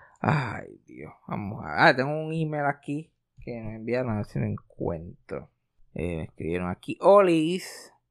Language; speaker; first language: Spanish; native; Spanish